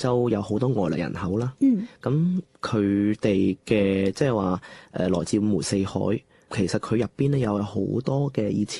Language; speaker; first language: Cantonese; non-native, local second language; Chinese